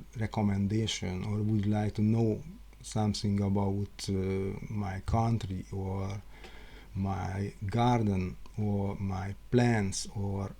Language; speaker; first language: English; non-native, learner; Hungarian